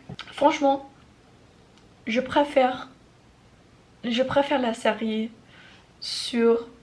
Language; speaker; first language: French; non-native, learner; English